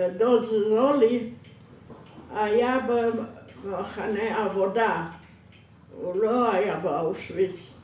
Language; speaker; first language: Hebrew; non-native, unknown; Hungarian